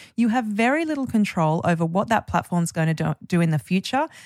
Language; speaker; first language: English; native; English